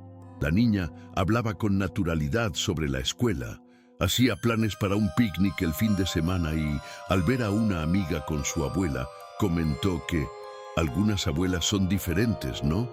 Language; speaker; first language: Spanish; native; Spanish